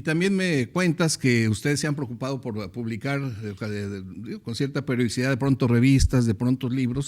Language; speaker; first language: Spanish; native; Spanish